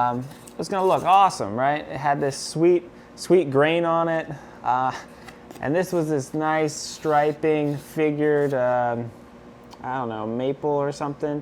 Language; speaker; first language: English; native; English